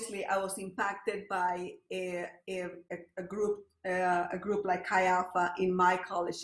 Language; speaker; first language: English; non-native, fluent; Spanish